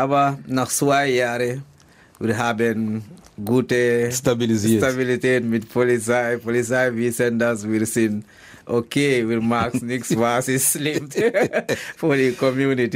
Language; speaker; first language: German; non-native, learner; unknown